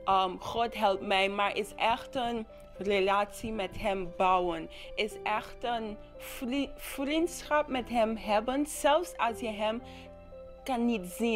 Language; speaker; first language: Dutch; non-native, local second language; English